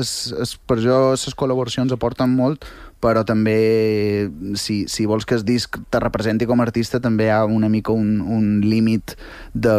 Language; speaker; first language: Catalan; native; Catalan